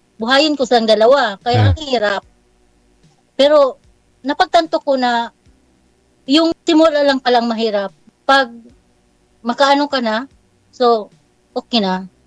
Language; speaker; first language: Filipino; non-native, local second language; Cebuano